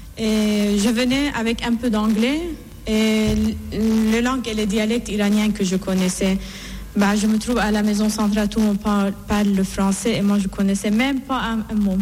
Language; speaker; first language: French; non-native, fluent; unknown